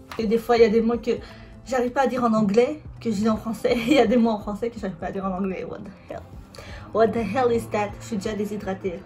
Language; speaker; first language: French; native; French